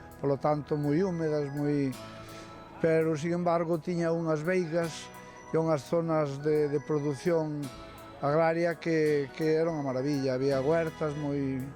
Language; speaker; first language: Galician; native; Galician